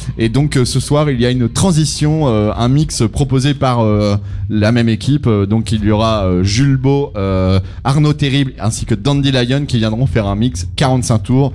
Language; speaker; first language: French; native; French